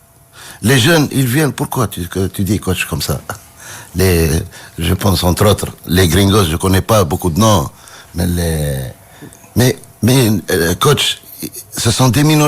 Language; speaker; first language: French; non-native, local second language; Arabic